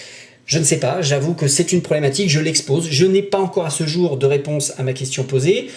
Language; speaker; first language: French; native; French